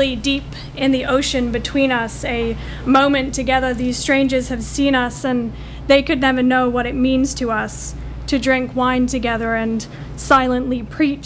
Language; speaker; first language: English; native; English